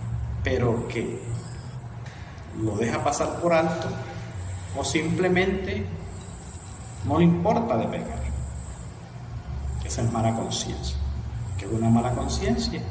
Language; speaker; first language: Spanish; native; Spanish